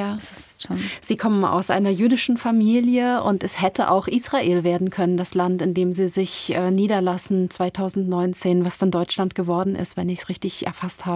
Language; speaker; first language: German; native; German